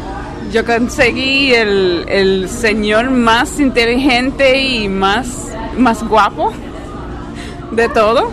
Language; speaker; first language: Spanish; early bilingual, heritage; English